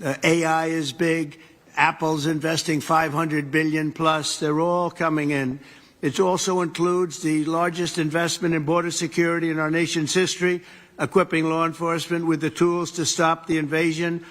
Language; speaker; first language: English; native; English